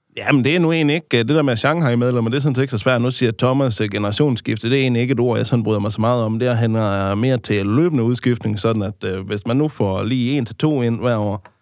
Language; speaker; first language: Danish; native; Danish